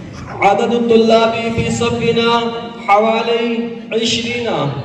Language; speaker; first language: Arabic; non-native, learner; Urdu